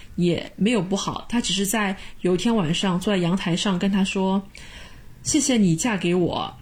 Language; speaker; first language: Chinese; native; Chinese